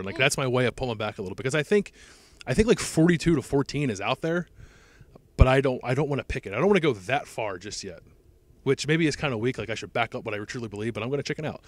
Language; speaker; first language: English; native; English